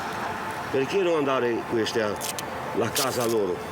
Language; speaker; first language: Italian; non-native, learner; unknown